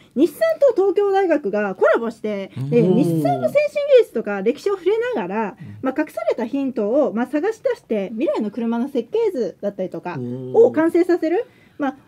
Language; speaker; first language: Japanese; native; Japanese